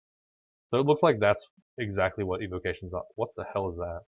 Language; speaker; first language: English; native; English